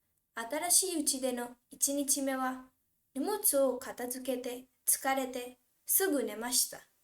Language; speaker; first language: Japanese; non-native, fluent; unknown